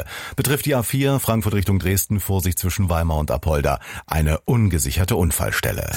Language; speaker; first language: German; native; German